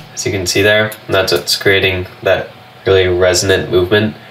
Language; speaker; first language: English; native; English